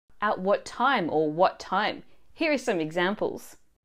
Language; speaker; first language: English; early bilingual, other home language; Italian